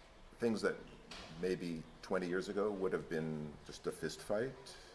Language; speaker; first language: English; native; English